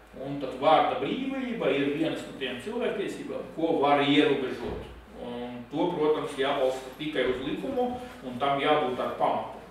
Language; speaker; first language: Latvian; native; Latvian